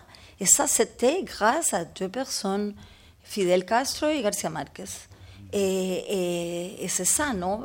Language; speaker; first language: French; non-native, learner; Spanish